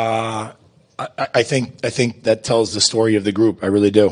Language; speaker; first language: English; native; English